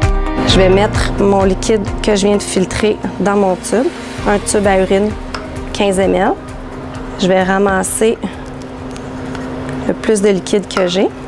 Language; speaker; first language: French; native; French